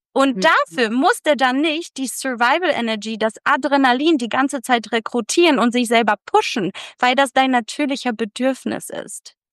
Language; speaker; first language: German; early bilingual, other home language; Polish